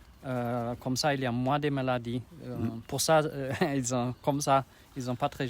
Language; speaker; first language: French; non-native, learner; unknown